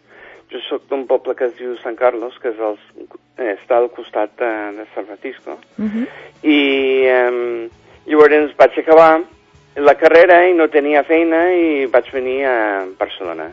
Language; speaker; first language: Catalan; non-native, fluent; English